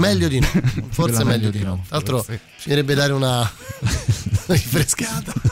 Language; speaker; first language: Italian; native; Italian